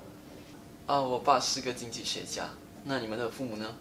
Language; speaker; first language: Chinese; non-native, learner; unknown